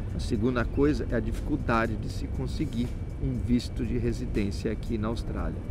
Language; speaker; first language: Portuguese; early bilingual, other home language; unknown